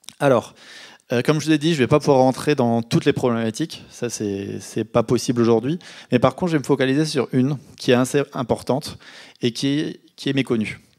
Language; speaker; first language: French; native; French